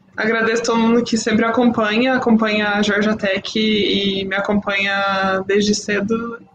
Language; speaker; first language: Portuguese; early bilingual, heritage; Portuguese